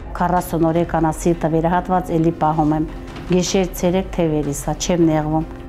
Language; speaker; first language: Armenian; native; Armenian